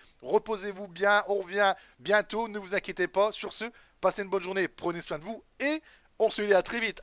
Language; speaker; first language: French; native; French